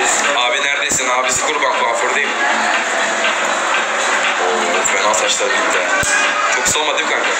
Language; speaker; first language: Turkish; native; Turkish